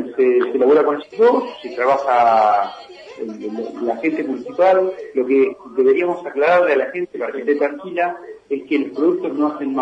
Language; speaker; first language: Spanish; native; Spanish